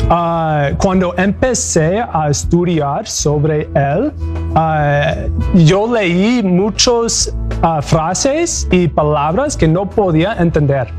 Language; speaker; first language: Spanish; non-native, learner; English